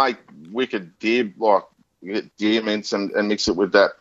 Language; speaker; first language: English; native; English